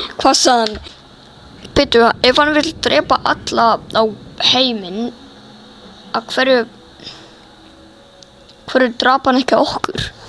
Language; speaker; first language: Icelandic; early bilingual, heritage; Icelandic